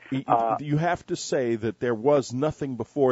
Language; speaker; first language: English; native; English